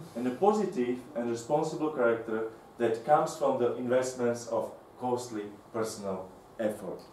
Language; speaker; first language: English; non-native, fluent; Slovak